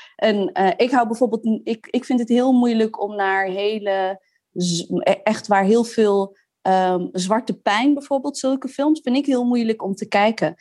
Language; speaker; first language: Dutch; early bilingual, other home language; Arabic